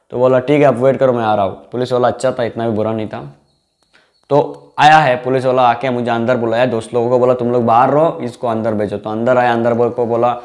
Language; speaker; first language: Hindi; non-native, local second language; Bangla